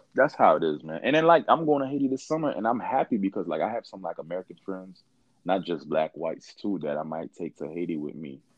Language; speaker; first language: English; early bilingual, other home language; Haitian Creole